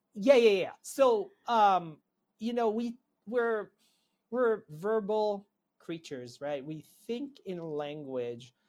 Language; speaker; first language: English; non-native, fluent; Hebrew